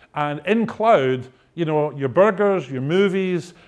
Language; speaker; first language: English; native; English